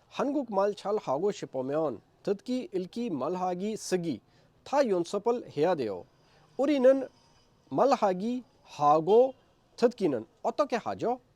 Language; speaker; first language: Korean; non-native, learner; Urdu